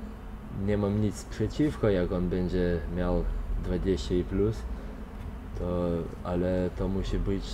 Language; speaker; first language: Polish; non-native, fluent; Lithuanian